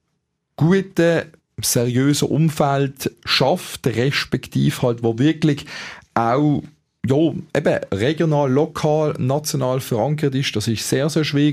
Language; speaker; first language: German; native; German